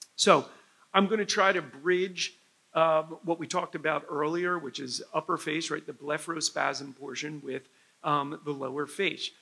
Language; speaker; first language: English; native; English